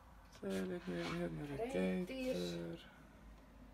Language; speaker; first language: Icelandic; native; Icelandic